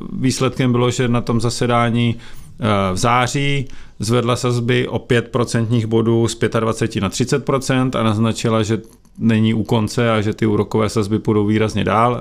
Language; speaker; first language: Czech; native; Czech